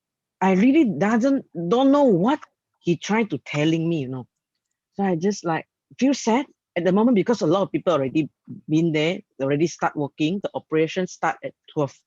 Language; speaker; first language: English; non-native, learner; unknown